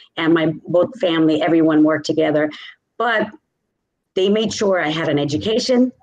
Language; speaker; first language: English; native; English